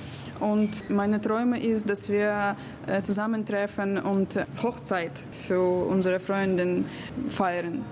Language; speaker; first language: German; non-native, learner; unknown